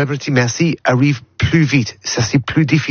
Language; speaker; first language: French; non-native, learner; English